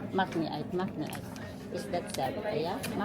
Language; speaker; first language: Dutch; non-native, learner; Filipino